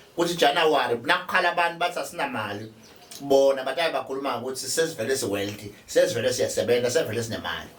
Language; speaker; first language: Zulu; non-native, local second language; Swati